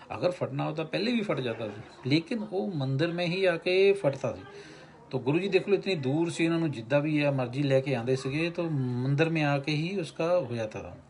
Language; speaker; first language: Hindi; non-native, local second language; Punjabi